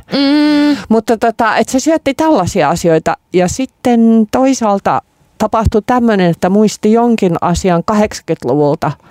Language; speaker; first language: Finnish; native; Finnish